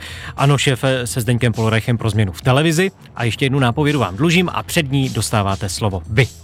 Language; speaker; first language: Czech; native; Czech